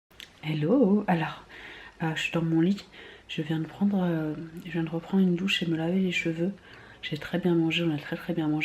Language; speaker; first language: French; native; French